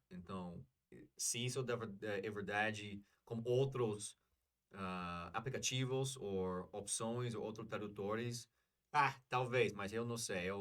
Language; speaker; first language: Portuguese; non-native, learner; English